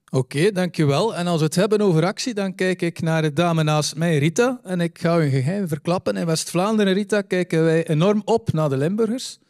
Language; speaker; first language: Dutch; native; Dutch